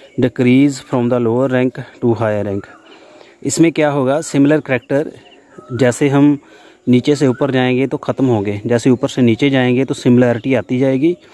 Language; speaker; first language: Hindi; non-native, local second language; Punjabi